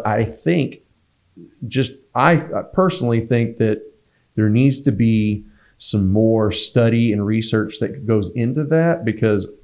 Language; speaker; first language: English; native; English